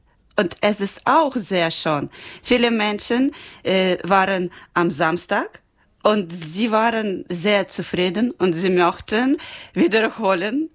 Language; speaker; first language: German; non-native, learner; Ukrainian